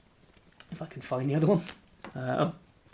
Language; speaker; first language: English; native; English